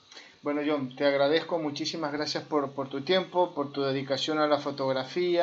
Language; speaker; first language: Spanish; native; Spanish